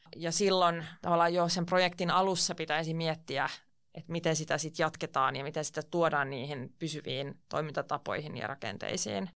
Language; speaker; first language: Finnish; non-native, local second language; Swedish